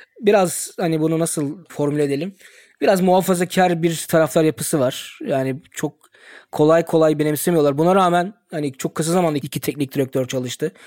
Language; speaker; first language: Turkish; early bilingual, heritage; Turkish